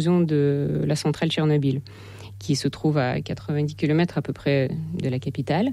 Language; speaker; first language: French; non-native, fluent; Russian